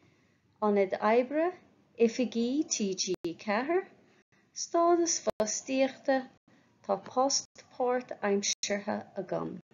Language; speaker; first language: Irish; non-native, local second language; English